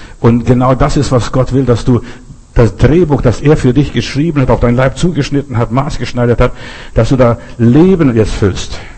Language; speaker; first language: German; native; German